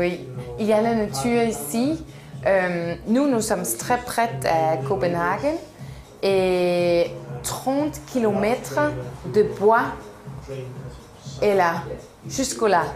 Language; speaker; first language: French; non-native, learner; Danish